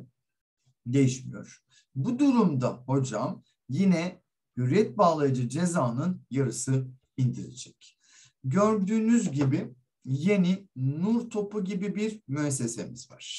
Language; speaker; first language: Turkish; native; Turkish